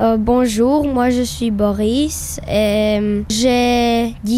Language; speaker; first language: French; non-native, learner; Slovak